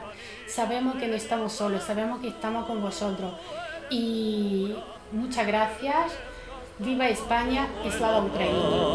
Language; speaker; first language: Spanish; non-native, fluent; Ukrainian